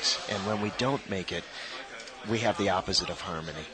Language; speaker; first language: English; native; English